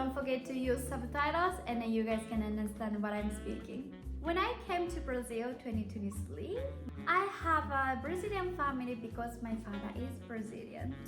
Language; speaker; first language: English; non-native, fluent; Japanese